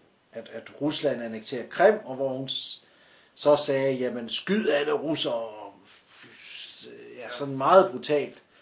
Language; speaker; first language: Danish; native; Danish